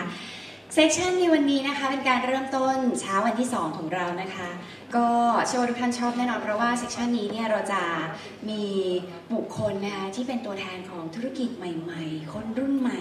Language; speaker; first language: Thai; native; Thai